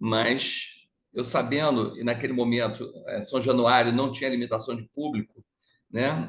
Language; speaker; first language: Portuguese; native; Portuguese